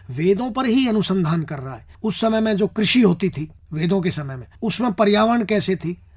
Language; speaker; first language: Hindi; native; Hindi